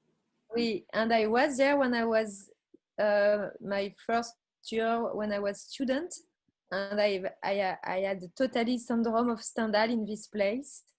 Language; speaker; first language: English; non-native, learner; French